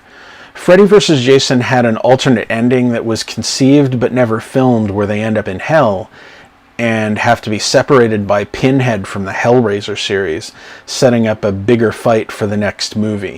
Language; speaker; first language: English; native; English